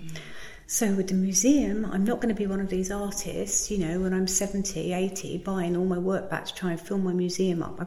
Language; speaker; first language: English; native; English